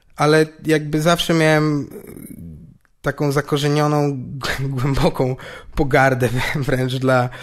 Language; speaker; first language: Polish; native; Polish